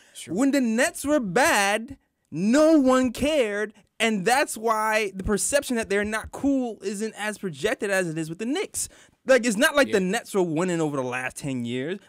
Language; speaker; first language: English; native; English